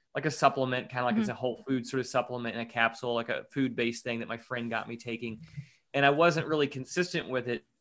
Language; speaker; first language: English; native; English